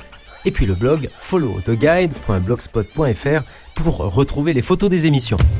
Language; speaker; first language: French; native; French